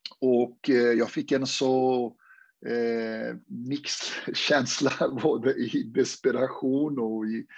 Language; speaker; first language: Swedish; non-native, fluent; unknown